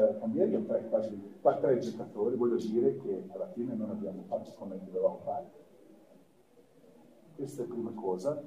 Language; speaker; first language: Italian; non-native, fluent; Croatian